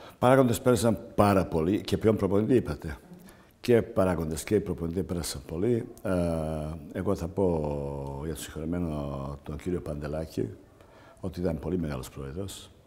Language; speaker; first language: Greek; non-native, fluent; Serbian